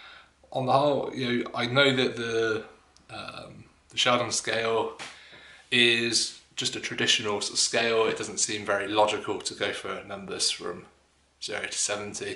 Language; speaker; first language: English; native; English